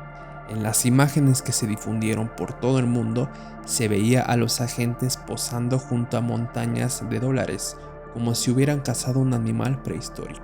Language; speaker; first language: Spanish; native; Spanish